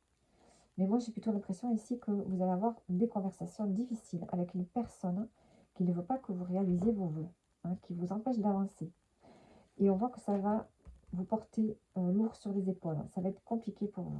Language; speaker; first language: French; native; French